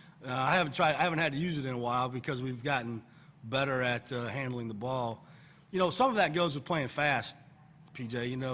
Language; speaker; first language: English; native; English